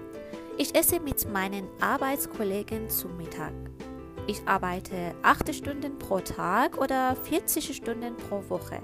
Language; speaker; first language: German; non-native, fluent; Persian